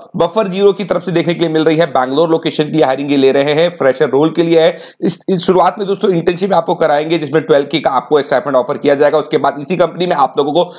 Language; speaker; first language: Hindi; native; Hindi